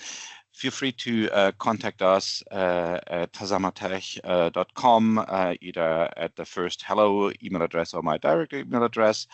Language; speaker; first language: English; non-native, fluent; German